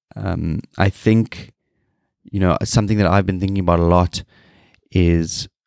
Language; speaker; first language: English; native; English